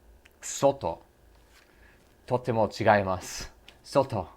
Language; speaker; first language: Japanese; non-native, learner; English